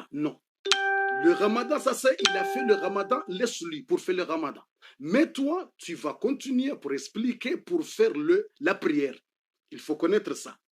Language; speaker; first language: French; non-native, learner; Comorian